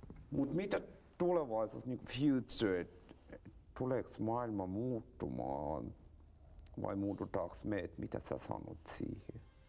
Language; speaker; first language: Finnish; native; Finnish